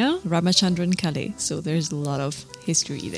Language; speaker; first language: English; native; English